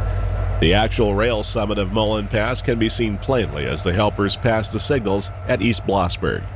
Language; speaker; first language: English; native; English